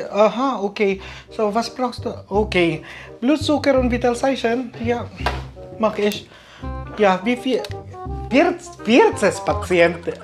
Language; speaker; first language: German; non-native, learner; Filipino